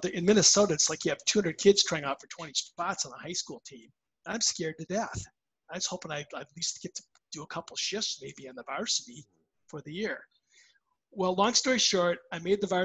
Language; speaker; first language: English; native; English